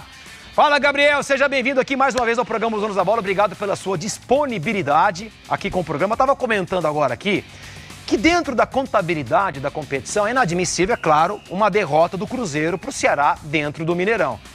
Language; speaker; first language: Portuguese; native; Portuguese